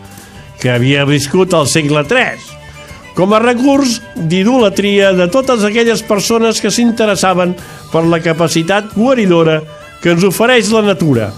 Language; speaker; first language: Catalan; native; Catalan